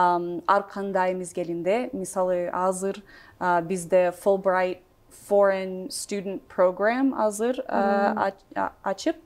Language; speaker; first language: Kyrgyz; non-native, learner; English